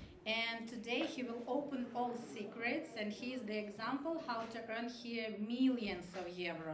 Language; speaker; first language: English; non-native, learner; Russian